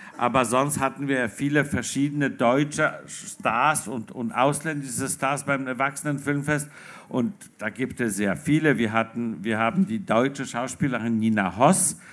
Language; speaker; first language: German; non-native, fluent; Polish